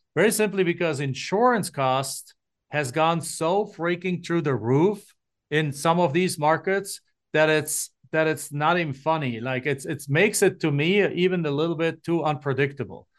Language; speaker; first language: English; non-native, fluent; German